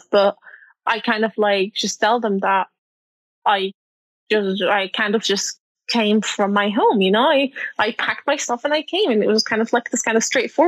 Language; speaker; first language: English; non-native, fluent; Arabic